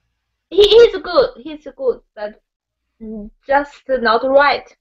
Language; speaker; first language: English; non-native, learner; Chinese